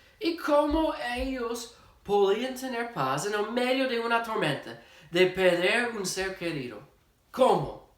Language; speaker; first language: Spanish; non-native, fluent; English